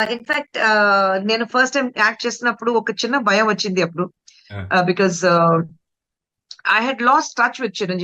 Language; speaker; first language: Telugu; non-native, fluent; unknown